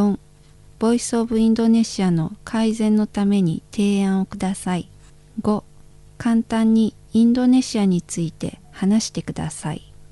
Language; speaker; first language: Japanese; non-native, learner; Indonesian